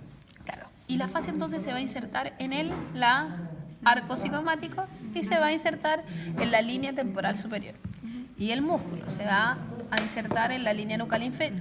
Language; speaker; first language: Spanish; native; Spanish